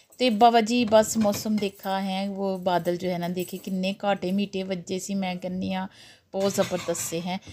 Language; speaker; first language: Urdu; non-native, local second language; Punjabi